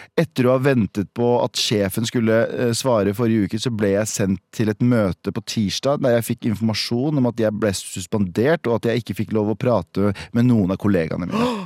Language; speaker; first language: Norwegian; early bilingual, other home language; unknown